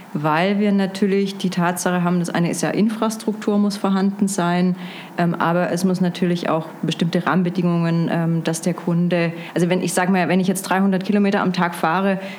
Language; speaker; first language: German; native; German